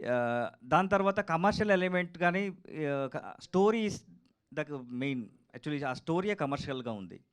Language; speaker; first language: Telugu; non-native, learner; Kannada